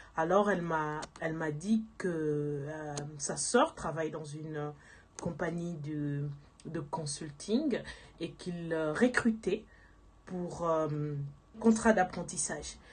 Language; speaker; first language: French; non-native, local second language; Lingala